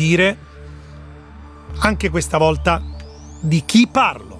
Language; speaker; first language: Italian; native; Italian